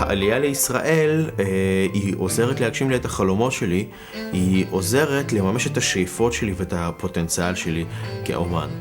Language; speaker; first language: Hebrew; non-native, fluent; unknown